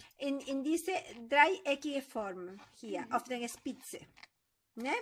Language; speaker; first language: German; non-native, fluent; Spanish